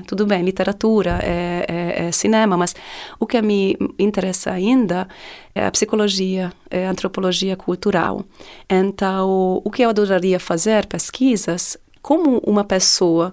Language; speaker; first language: Portuguese; non-native, fluent; Hungarian